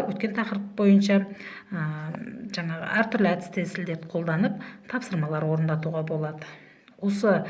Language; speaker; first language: Kazakh; native; Kazakh